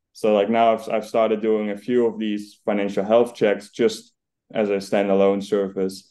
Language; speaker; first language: English; non-native, fluent; Dutch